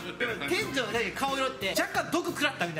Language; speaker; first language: Japanese; native; Japanese